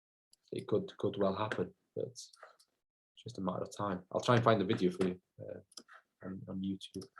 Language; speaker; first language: English; native; English